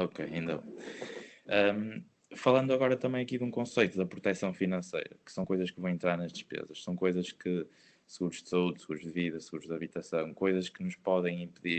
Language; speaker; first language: Portuguese; native; Portuguese